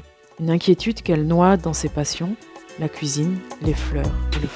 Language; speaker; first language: French; native; French